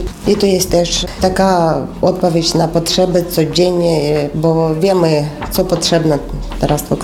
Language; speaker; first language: Polish; non-native, learner; Ukrainian